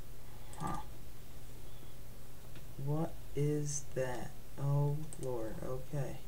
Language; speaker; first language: English; native; English